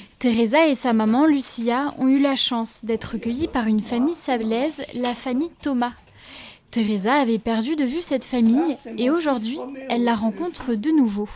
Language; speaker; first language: French; native; French